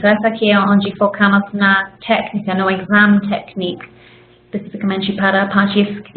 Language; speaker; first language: Portuguese; non-native, fluent; English